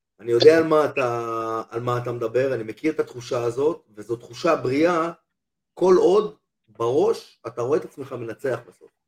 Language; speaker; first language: Hebrew; native; Hebrew